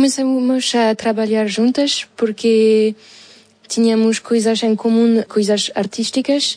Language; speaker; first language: Portuguese; non-native, learner; French